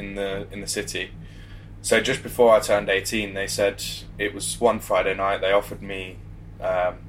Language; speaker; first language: English; native; English